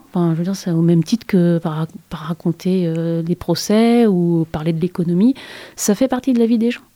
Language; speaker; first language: French; native; French